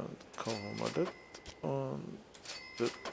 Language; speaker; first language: German; native; German